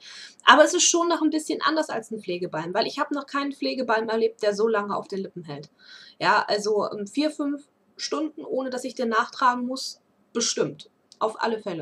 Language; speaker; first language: German; native; German